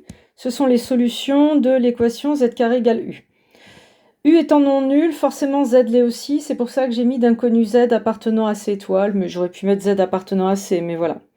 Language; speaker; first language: French; native; French